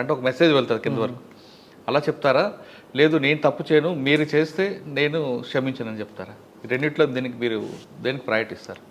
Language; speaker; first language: Telugu; native; Telugu